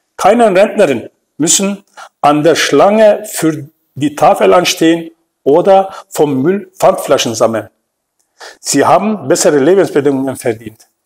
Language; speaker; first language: German; non-native, fluent; Turkish